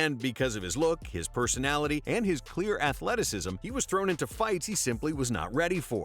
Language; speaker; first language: English; native; English